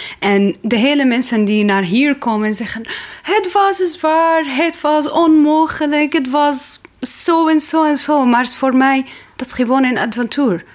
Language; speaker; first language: Dutch; non-native, fluent; Arabic